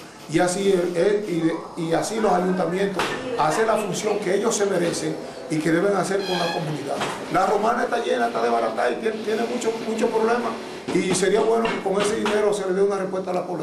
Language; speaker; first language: Spanish; native; Spanish